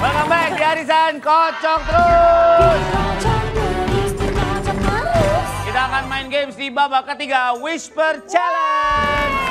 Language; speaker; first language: Indonesian; native; Indonesian